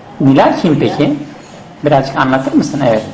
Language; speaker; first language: Turkish; native; Turkish